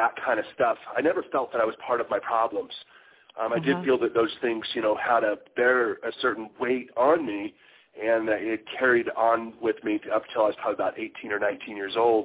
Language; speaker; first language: English; native; English